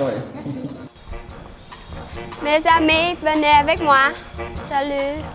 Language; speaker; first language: French; non-native, learner; Vietnamese